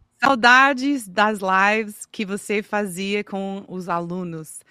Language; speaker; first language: Portuguese; non-native, learner; English